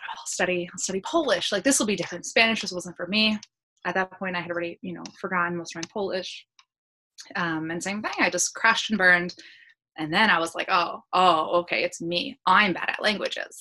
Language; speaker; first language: English; early bilingual, other home language; Polish